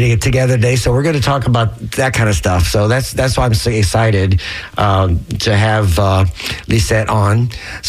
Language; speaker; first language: English; native; English